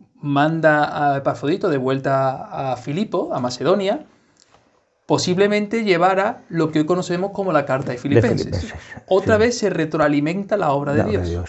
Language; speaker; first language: Spanish; native; Spanish